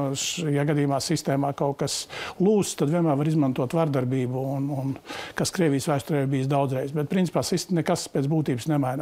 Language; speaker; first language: Latvian; native; Latvian